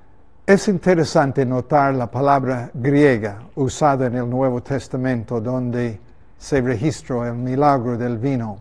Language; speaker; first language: Spanish; native; Spanish